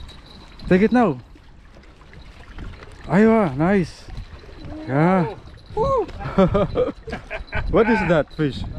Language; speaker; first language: English; non-native, learner; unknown